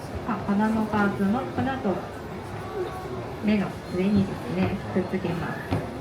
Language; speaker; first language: Japanese; native; Japanese